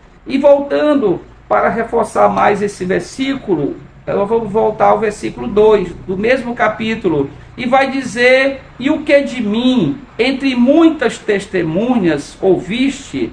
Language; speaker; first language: Portuguese; native; Portuguese